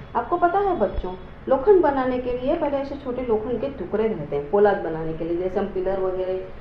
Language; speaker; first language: Hindi; non-native, local second language; Marathi